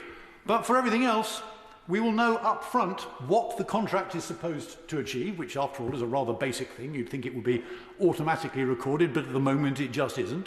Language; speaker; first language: English; native; English